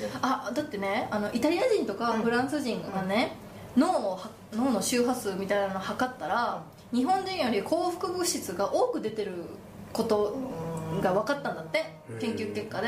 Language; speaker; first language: Japanese; native; Japanese